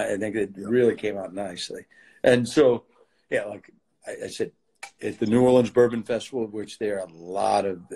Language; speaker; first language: English; native; English